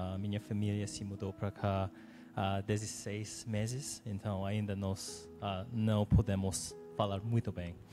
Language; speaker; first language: Portuguese; non-native, learner; English